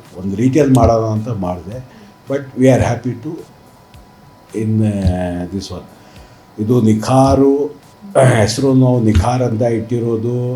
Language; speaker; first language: Kannada; non-native, local second language; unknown